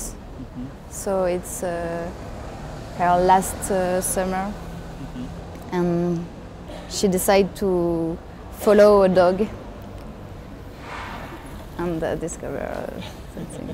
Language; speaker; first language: English; non-native, learner; French